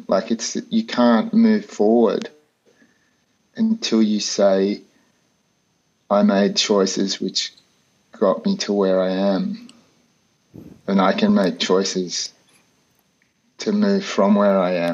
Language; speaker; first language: English; native; English